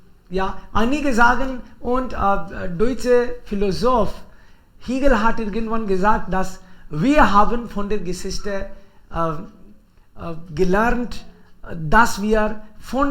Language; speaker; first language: German; non-native, fluent; Hindi